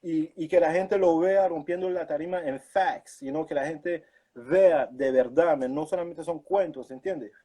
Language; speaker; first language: Spanish; early bilingual, heritage; Spanish